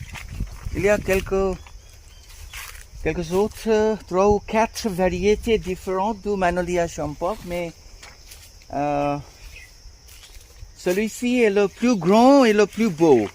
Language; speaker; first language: French; non-native, fluent; Bangla